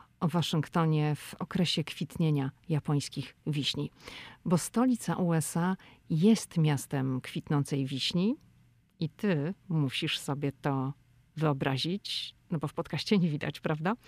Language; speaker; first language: Polish; native; Polish